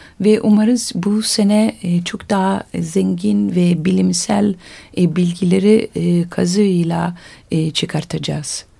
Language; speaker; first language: Turkish; non-native, learner; Italian